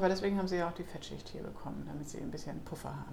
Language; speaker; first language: German; native; German